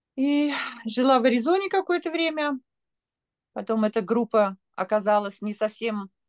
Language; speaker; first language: Russian; native; Russian